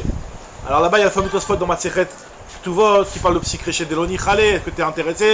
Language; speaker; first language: French; native; French